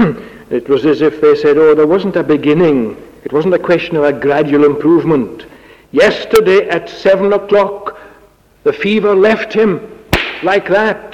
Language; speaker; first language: English; native; English